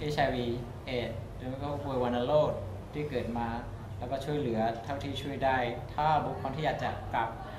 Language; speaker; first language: Thai; non-native, fluent; Burmese